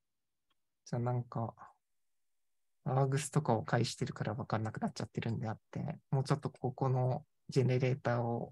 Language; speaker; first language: Japanese; native; Japanese